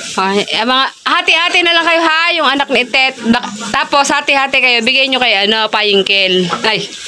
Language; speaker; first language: Filipino; native; Filipino